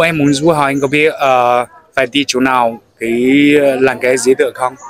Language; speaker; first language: Vietnamese; non-native, learner; Chinese